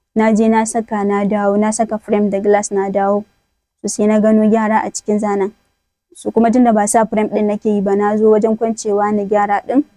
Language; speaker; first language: Hausa; native; Hausa